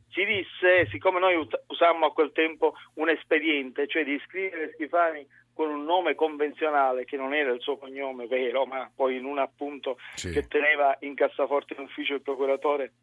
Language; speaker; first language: Italian; native; Italian